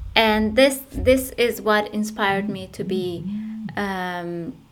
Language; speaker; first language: English; non-native, fluent; Persian